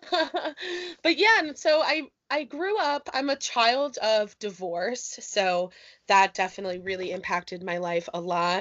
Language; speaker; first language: English; native; English